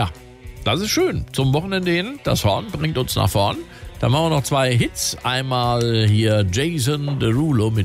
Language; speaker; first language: German; native; German